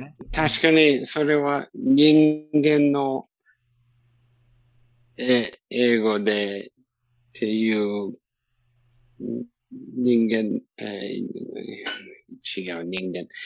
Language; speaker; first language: Japanese; non-native, learner; English